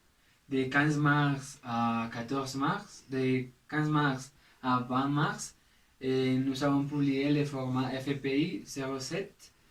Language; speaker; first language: French; non-native, learner; Spanish